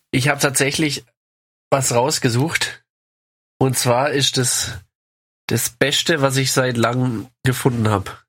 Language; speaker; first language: German; native; German